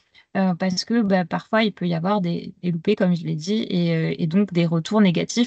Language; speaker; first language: French; native; French